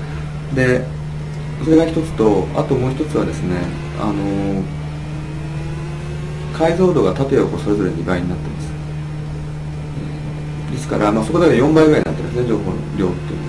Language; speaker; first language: Japanese; native; Japanese